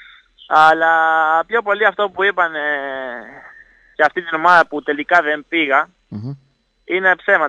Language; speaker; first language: Greek; non-native, fluent; Italian